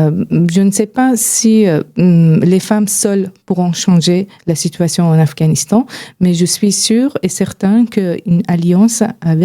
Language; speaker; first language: French; non-native, fluent; Persian